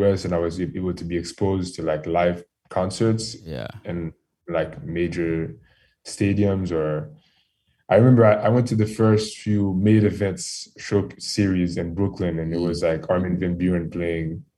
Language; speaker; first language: English; non-native, fluent; French